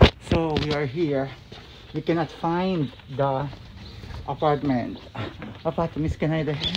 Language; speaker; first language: English; non-native, local second language; Filipino